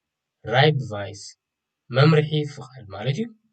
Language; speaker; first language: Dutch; non-native, fluent; Tigrinya